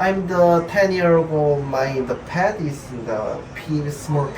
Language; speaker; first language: English; non-native, learner; Korean